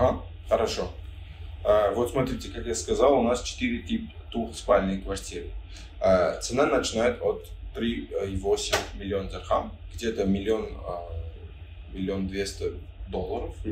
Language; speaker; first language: Russian; non-native, fluent; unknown